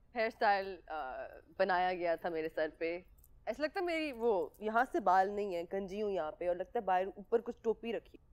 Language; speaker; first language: Urdu; non-native, fluent; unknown